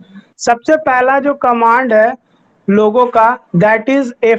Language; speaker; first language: Hindi; native; Hindi